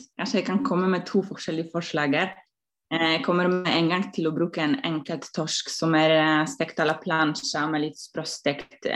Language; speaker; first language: Norwegian; non-native, fluent; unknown